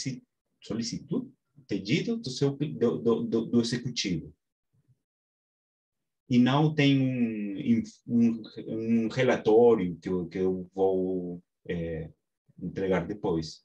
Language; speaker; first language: Portuguese; non-native, fluent; Spanish